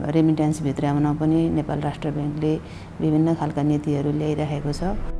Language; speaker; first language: Nepali; native; Nepali